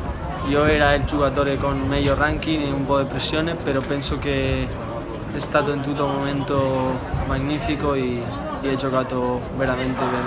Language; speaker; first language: Italian; non-native, learner; Spanish